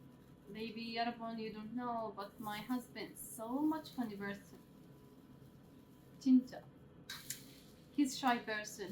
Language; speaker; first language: English; non-native, learner; Arabic